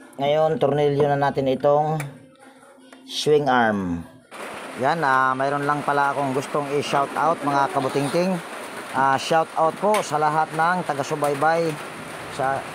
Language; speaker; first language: Filipino; native; Filipino